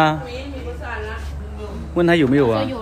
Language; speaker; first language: Chinese; native; Chinese